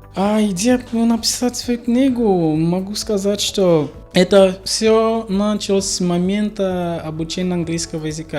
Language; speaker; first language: Russian; non-native, learner; Portuguese